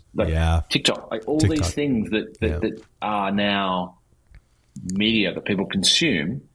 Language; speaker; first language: English; native; English